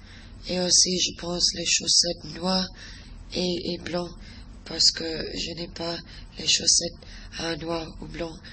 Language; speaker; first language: French; non-native, learner; English